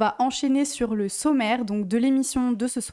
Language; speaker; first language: French; native; French